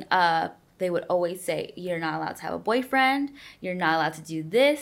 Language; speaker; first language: English; early bilingual, other home language; Spanish